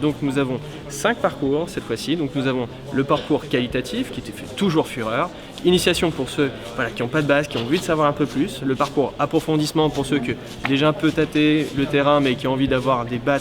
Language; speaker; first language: French; native; French